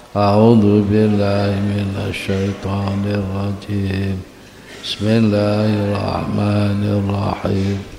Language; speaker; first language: Arabic; non-native, fluent; Javanese